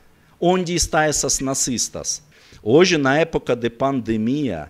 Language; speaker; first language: Portuguese; non-native, learner; Russian